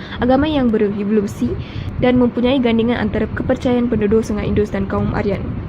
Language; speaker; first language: Malay; non-native, local second language; Tamil